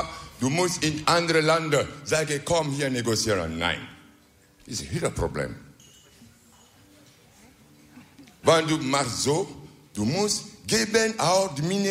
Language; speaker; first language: Dutch; non-native, learner; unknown